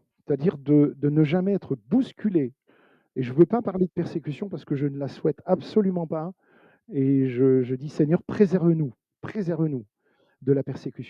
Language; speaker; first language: French; native; French